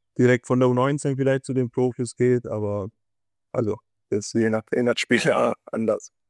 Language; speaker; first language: German; native; German